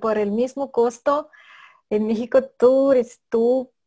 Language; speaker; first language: Spanish; non-native, fluent; Russian